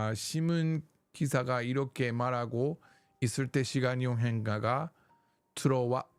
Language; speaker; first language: Korean; non-native, learner; English